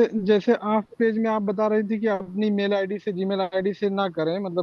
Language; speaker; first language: Hindi; native; Hindi